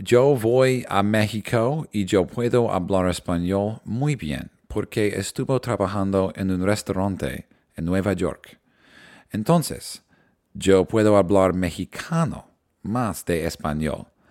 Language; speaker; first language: Spanish; non-native, learner; English